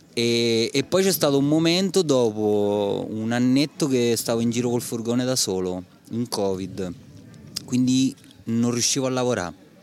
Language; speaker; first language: Italian; native; Italian